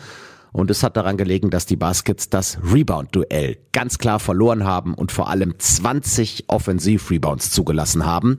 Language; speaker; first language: German; native; German